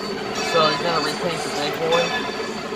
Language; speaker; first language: English; native; English